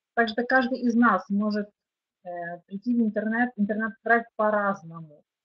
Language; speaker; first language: Russian; non-native, local second language; Ukrainian